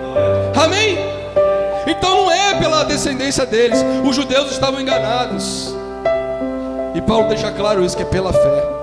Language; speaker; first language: Portuguese; native; Portuguese